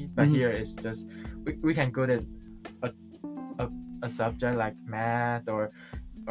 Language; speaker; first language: English; non-native, learner; Chinese